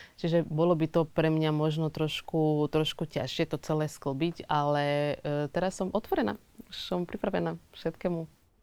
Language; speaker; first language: Slovak; early bilingual, other home language; Portuguese